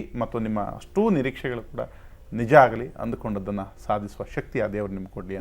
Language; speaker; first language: Kannada; native; Kannada